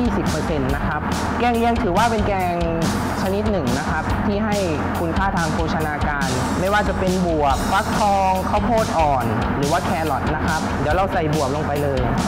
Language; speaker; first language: Thai; native; Thai